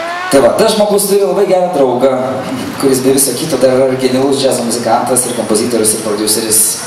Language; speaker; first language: Lithuanian; native; Lithuanian